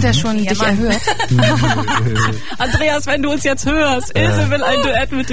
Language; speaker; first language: German; native; German